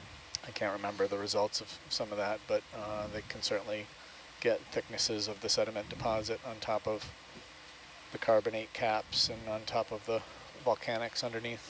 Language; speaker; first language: English; native; English